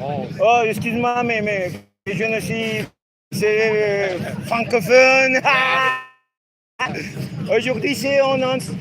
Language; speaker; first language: French; non-native, learner; Spanish